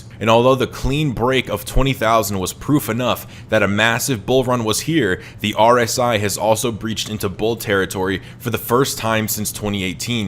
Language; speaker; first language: English; native; English